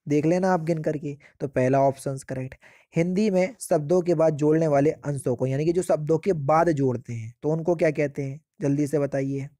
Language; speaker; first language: Hindi; native; Hindi